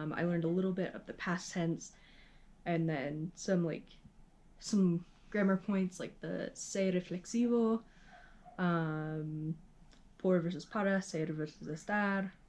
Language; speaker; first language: English; native; English